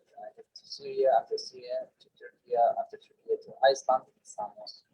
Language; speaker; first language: English; non-native, learner; Arabic